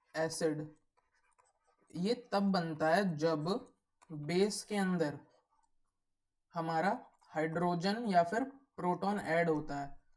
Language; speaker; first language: Hindi; native; Hindi